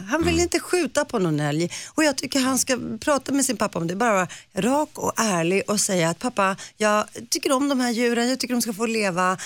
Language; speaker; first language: Swedish; early bilingual, other home language; Greek